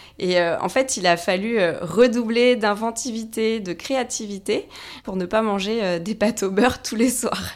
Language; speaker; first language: French; native; French